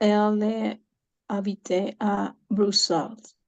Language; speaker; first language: French; non-native, learner; Spanish